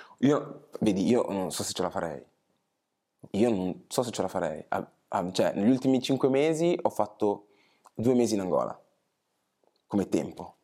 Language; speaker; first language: Italian; early bilingual, other home language; Portuguese